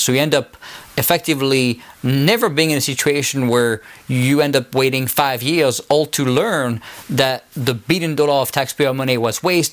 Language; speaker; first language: English; non-native, fluent; French